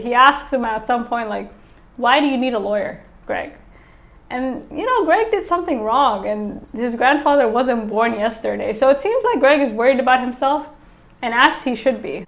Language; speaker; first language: English; native; English